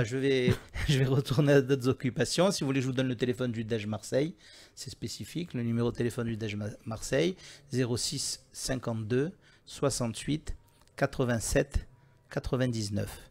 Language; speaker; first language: French; native; French